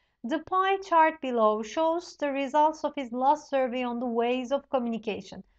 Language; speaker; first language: English; non-native, fluent; Turkish